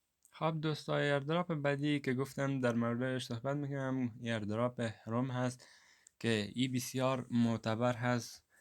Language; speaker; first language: Persian; native; Persian